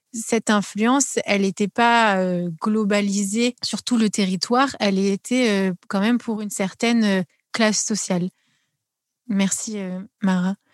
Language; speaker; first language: French; native; French